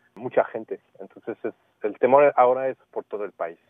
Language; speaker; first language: Spanish; non-native, fluent; English